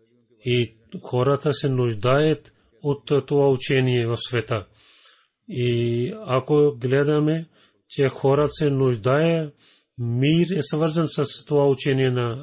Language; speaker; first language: Bulgarian; non-native, learner; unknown